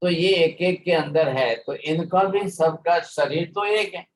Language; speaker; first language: Hindi; non-native, local second language; Gujarati